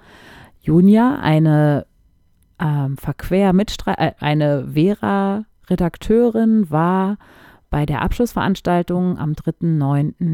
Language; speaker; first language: German; native; German